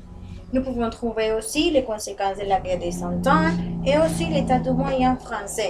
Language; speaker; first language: French; non-native, learner; Spanish